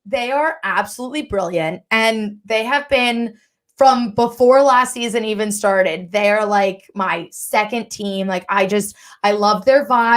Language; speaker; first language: English; native; English